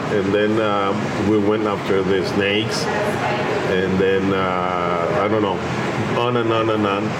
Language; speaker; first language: English; non-native, fluent; Spanish